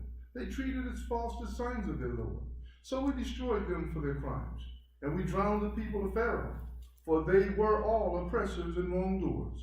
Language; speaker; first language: English; native; English